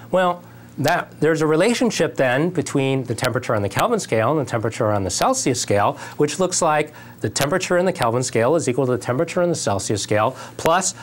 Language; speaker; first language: English; native; English